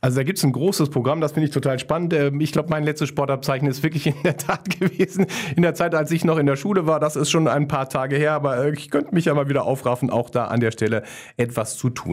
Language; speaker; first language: German; native; German